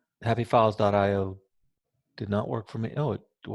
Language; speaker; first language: English; native; English